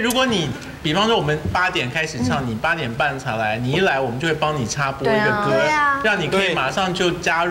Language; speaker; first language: Chinese; native; Chinese